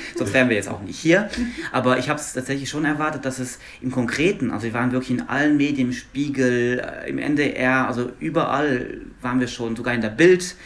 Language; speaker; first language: German; non-native, local second language; Luxembourgish